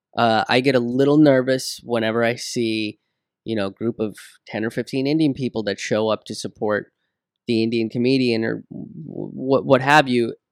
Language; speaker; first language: English; early bilingual, other home language; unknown